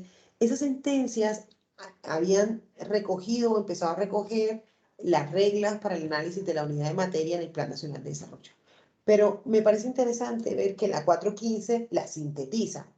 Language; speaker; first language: Spanish; native; Spanish